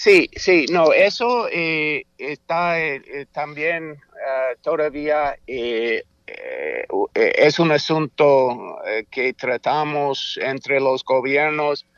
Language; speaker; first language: Spanish; non-native, fluent; English